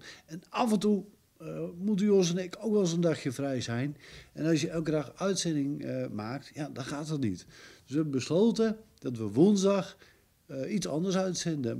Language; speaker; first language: Dutch; native; Dutch